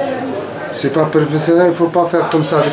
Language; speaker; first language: French; non-native, learner; Arabic